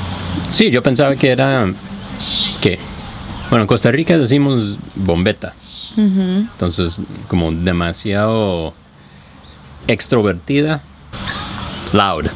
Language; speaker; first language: Spanish; non-native, fluent; English